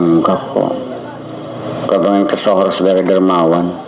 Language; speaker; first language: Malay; non-native, local second language; Javanese